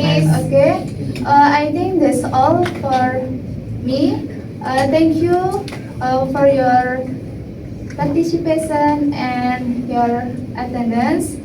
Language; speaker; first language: English; non-native, learner; Indonesian